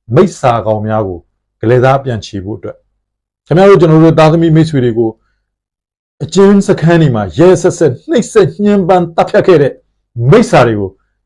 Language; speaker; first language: Burmese; native; Burmese